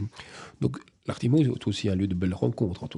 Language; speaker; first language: French; native; French